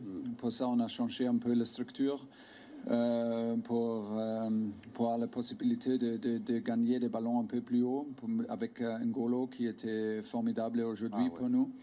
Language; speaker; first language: French; non-native, learner; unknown